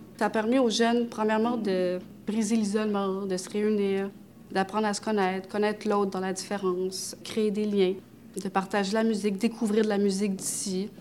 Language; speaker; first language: French; native; French